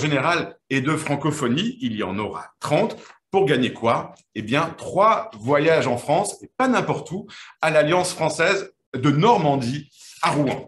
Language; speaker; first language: French; native; French